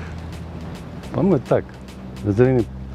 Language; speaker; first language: Russian; non-native, local second language; Kyrgyz